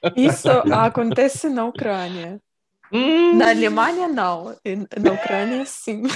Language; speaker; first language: Portuguese; non-native, learner; Ukrainian